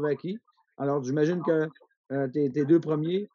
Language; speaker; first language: French; native; French